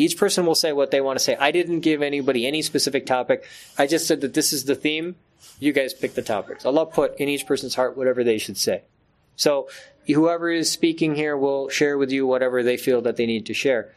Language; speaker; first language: English; native; English